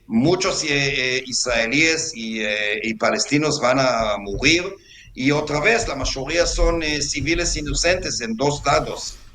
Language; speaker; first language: Spanish; non-native, fluent; Hebrew